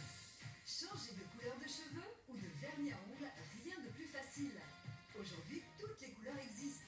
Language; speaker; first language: French; native; French